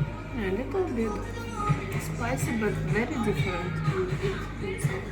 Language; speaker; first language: English; non-native, learner; Russian